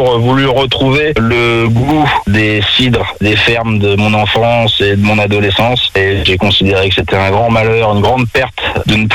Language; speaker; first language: French; native; French